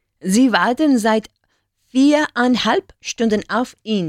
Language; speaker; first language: German; non-native, learner; Spanish